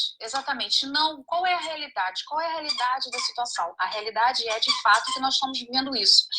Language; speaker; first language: Portuguese; native; Portuguese